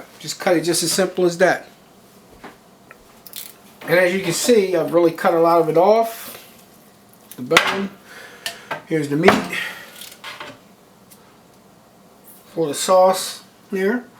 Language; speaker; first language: English; native; English